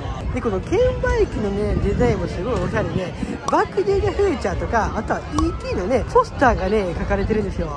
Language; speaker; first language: Japanese; native; Japanese